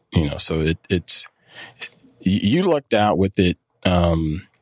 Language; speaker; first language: English; native; English